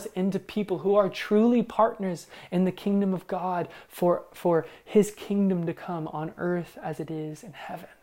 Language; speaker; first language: English; native; English